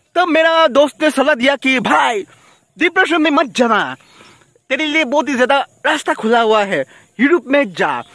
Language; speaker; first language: Hindi; non-native, local second language; Bangla